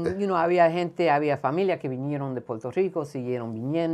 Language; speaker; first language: Spanish; early bilingual, heritage; Spanish